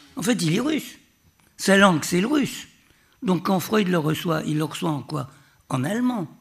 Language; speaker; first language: French; native; French